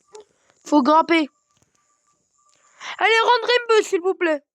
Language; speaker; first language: French; native; French